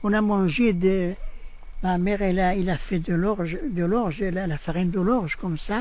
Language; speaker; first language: French; non-native, local second language; Arabic